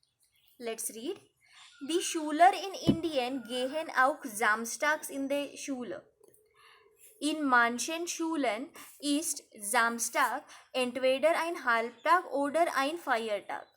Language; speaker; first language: German; non-native, fluent; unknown